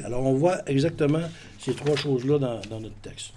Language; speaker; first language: French; native; French